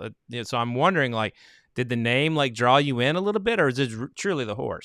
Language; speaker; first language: English; native; English